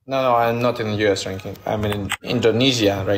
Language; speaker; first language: English; non-native, learner; Russian